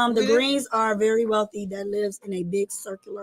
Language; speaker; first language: English; native; English